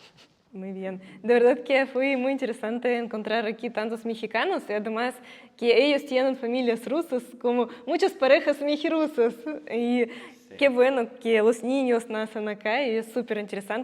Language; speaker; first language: Spanish; non-native, fluent; Russian